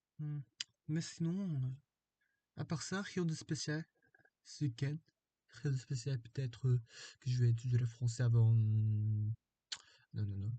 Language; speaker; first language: French; non-native, learner; Korean